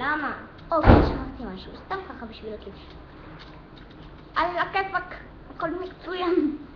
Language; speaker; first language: Hebrew; early bilingual, other home language; Russian